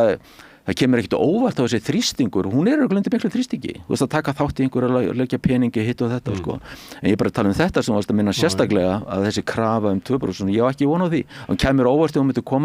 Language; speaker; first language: Icelandic; native; Icelandic